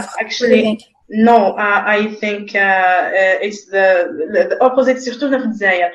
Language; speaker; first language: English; non-native, local second language; Arabic